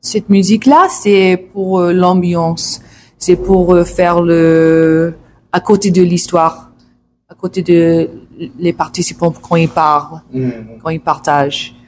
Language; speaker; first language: French; non-native, learner; English